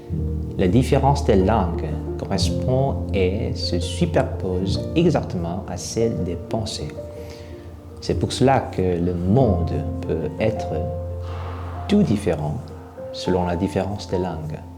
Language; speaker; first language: French; non-native, fluent; Korean